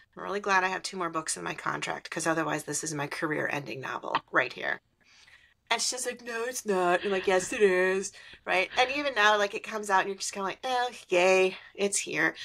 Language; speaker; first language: English; native; English